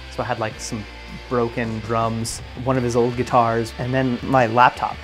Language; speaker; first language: English; native; English